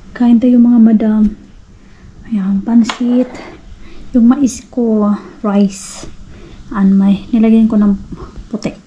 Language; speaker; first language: Filipino; non-native, local second language; Cebuano